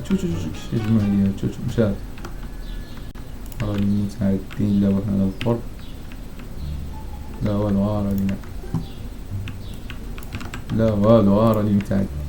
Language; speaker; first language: Arabic; native; Arabic